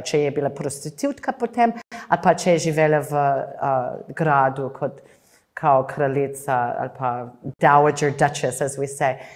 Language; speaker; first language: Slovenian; non-native, fluent; English